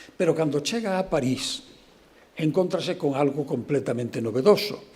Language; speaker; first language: Spanish; non-native, local second language; Galician